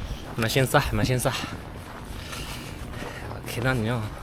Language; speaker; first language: Korean; non-native, learner; Arabic